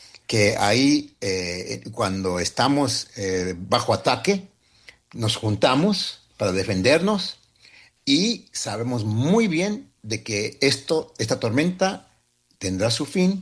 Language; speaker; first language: Spanish; early bilingual, heritage; Spanish